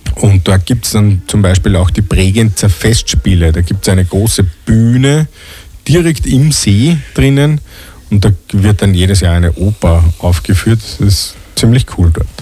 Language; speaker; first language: German; native; German